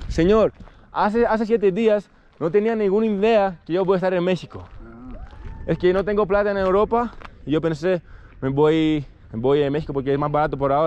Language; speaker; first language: Spanish; non-native, learner; Greek